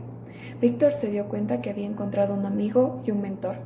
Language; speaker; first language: Spanish; native; Spanish